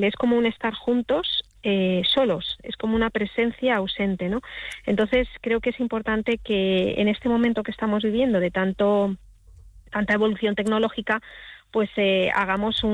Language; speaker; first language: Spanish; native; Spanish